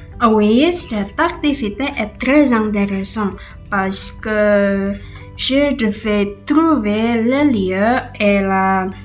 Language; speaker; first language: French; non-native, learner; Indonesian